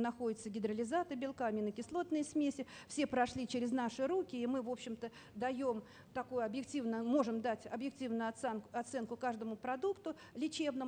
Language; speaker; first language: Russian; native; Russian